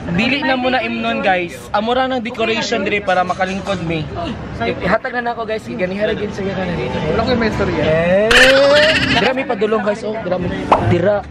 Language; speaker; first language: Filipino; non-native, local second language; Cebuano